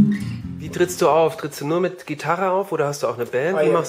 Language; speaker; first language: German; native; German